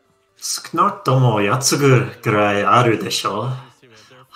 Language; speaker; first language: Japanese; non-native, learner; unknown